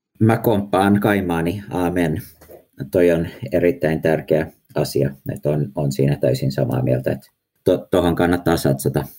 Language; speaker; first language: Finnish; early bilingual, heritage; Finnish